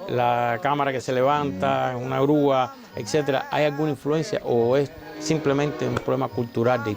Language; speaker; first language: Spanish; native; Spanish